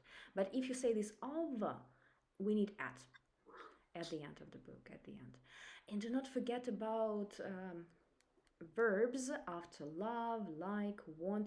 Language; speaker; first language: English; non-native, fluent; Russian